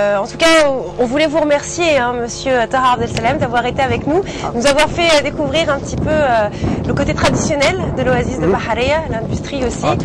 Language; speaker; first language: French; native; French